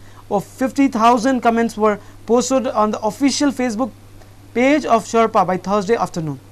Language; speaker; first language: English; non-native, local second language; Urdu